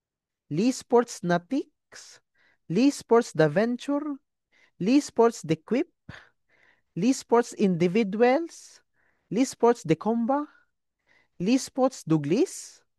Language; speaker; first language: French; non-native, learner; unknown